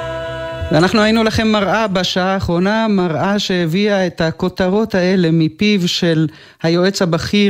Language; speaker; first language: Hebrew; native; Hebrew